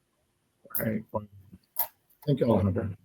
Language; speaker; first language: English; native; English